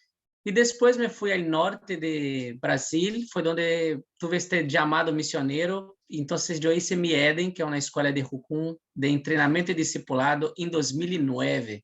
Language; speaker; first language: Spanish; non-native, fluent; Portuguese